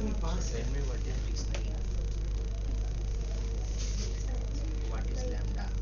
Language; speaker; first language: Hindi; non-native, local second language; Bangla